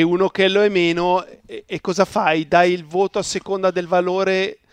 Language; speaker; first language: Italian; native; Italian